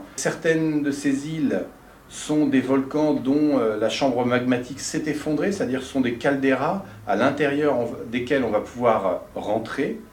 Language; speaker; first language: French; native; French